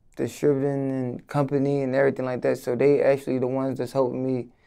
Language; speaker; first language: English; native; English